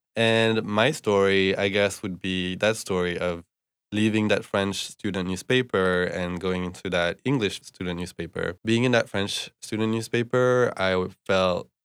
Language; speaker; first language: English; non-native, fluent; French